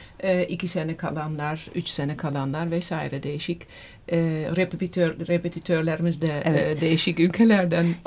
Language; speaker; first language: Turkish; non-native, fluent; Dutch